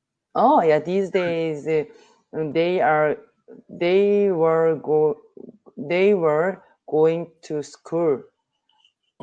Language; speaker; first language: English; non-native, learner; Korean